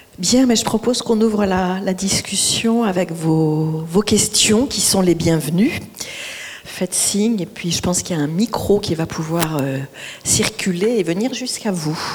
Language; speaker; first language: French; native; French